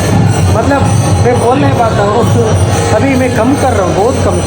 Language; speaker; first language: Hindi; non-native, local second language; Kannada